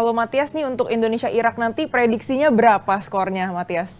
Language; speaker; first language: Indonesian; native; Indonesian